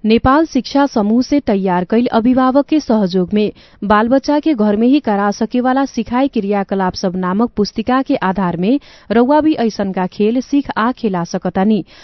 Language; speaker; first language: Bhojpuri; native; Bhojpuri